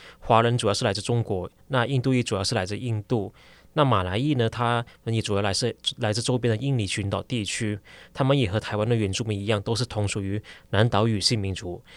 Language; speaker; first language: Chinese; native; Chinese